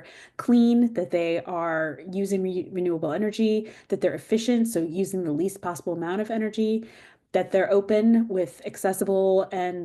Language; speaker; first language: English; native; English